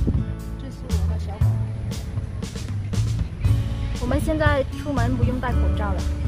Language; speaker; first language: Chinese; non-native, fluent; Vietnamese